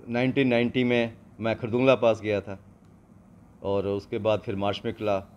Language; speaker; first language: Hindi; non-native, local second language; Punjabi